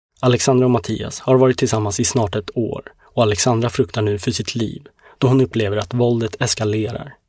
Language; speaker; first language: Swedish; native; Swedish